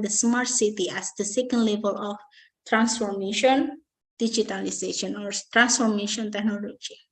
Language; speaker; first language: English; non-native, fluent; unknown